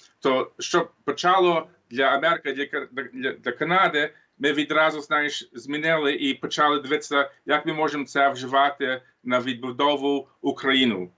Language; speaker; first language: Ukrainian; early bilingual, heritage; Ukrainian